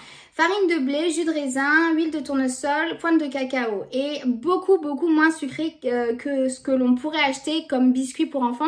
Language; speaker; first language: French; native; French